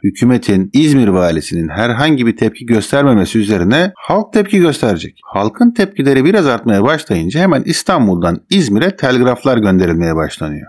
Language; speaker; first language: Turkish; native; Turkish